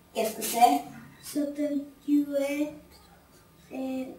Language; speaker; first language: French; non-native, learner; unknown